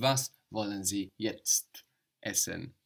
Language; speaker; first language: German; non-native, fluent; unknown